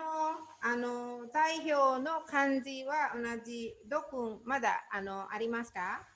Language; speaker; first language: Japanese; non-native, learner; Indonesian